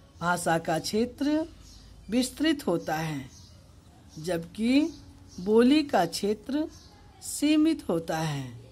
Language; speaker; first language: Hindi; native; Hindi